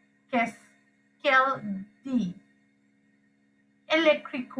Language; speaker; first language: French; non-native, fluent; Sinhala